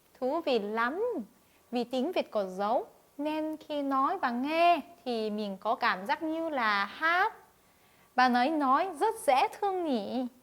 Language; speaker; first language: Vietnamese; non-native, fluent; Korean